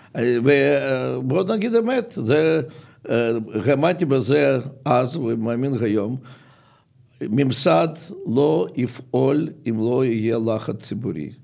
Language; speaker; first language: Hebrew; non-native, fluent; Russian